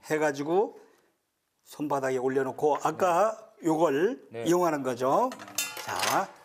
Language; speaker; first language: Korean; native; Korean